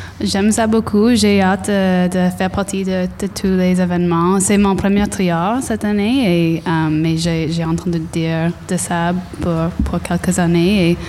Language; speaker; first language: French; non-native, learner; English